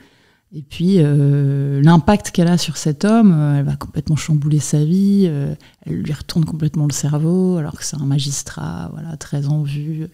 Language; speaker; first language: French; native; French